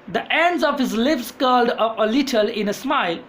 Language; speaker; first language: English; non-native, local second language; Gujarati